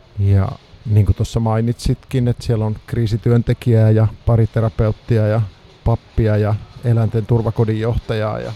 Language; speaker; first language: Finnish; native; Finnish